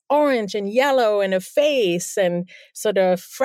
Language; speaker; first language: English; non-native, fluent; German